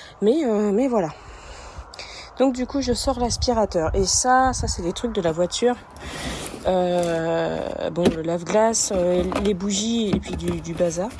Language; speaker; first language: French; native; French